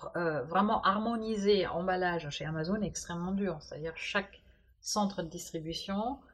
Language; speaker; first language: French; non-native, fluent; German